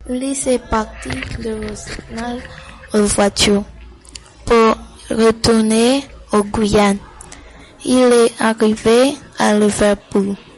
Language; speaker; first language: French; non-native, learner; English